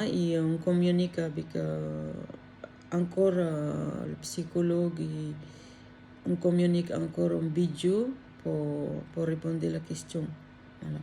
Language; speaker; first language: French; non-native, learner; Filipino